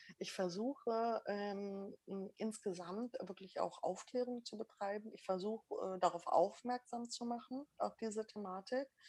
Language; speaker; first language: German; early bilingual, other home language; Arabic